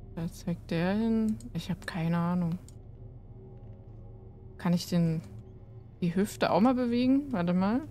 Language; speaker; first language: German; native; German